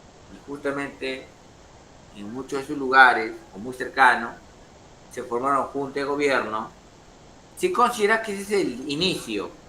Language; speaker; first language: Spanish; native; Spanish